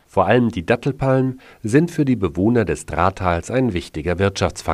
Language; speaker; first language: German; native; German